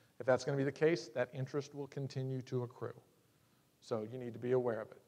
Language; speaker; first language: English; native; English